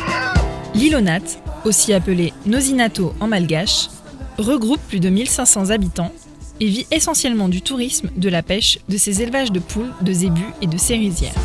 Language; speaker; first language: French; native; French